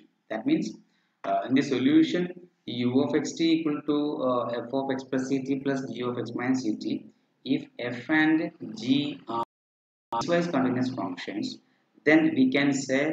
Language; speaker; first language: English; non-native, local second language; Malayalam